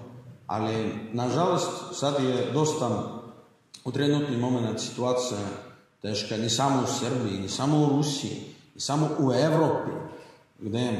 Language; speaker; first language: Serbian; non-native, learner; Russian